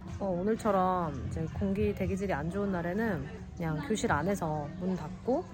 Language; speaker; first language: Korean; native; Korean